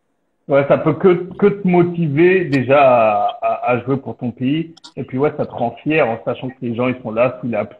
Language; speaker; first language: French; native; French